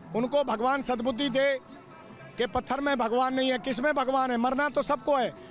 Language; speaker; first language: Hindi; native; Hindi